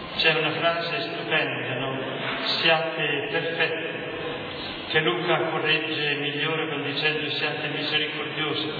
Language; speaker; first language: Italian; native; Italian